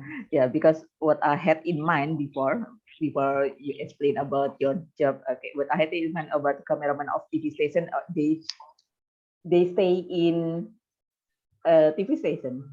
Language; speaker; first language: English; non-native, fluent; Indonesian